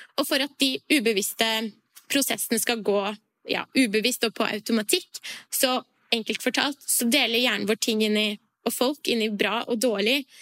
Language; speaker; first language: Norwegian; early bilingual, other home language; Persian